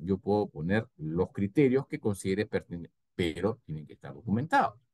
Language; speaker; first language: Spanish; native; Spanish